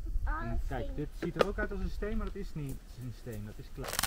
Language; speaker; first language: Dutch; native; Dutch